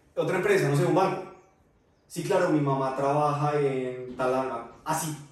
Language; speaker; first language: Spanish; native; Spanish